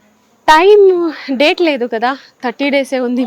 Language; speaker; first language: Telugu; non-native, fluent; Tamil